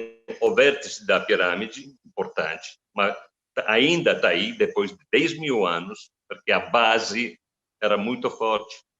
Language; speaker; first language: Portuguese; non-native, fluent; Italian